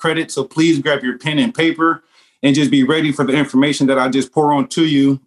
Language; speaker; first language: English; native; English